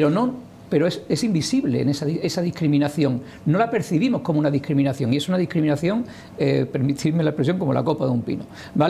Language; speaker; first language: Spanish; native; Spanish